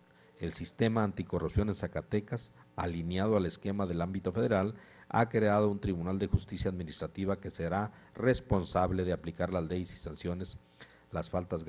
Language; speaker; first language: Spanish; native; Spanish